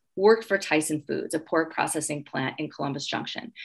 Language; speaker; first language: English; native; English